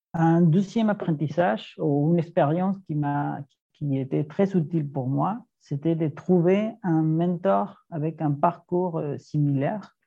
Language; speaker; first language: French; non-native, fluent; Spanish